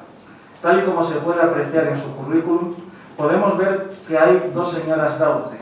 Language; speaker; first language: Spanish; native; Spanish